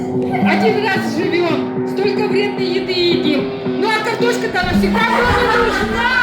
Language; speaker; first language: Russian; native; Russian